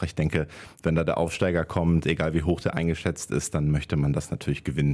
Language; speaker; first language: German; native; German